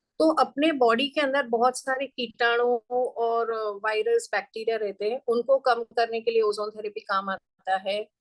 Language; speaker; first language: Hindi; non-native, local second language; Gujarati